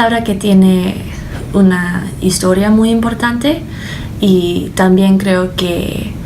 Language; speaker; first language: Spanish; early bilingual, heritage; Spanish